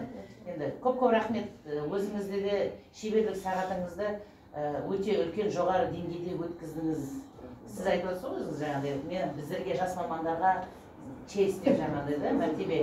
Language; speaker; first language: Kazakh; native; Kazakh